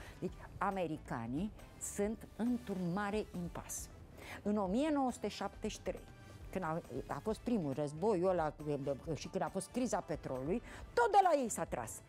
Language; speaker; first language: Romanian; native; Romanian